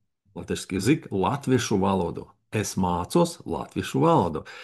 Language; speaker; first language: Latvian; non-native, learner; Russian